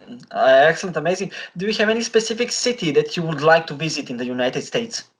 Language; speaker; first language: English; non-native, fluent; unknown